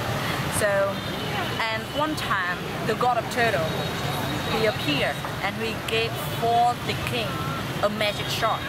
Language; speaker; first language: English; non-native, learner; Vietnamese